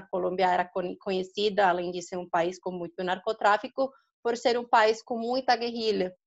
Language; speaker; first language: Portuguese; non-native, fluent; Spanish